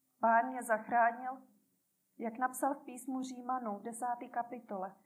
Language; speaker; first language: Czech; native; Czech